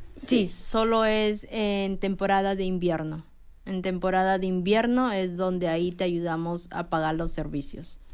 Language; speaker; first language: Spanish; native; Spanish